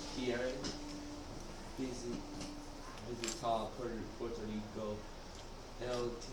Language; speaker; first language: Spanish; non-native, learner; English